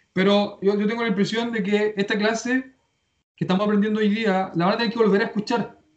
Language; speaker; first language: Spanish; native; Spanish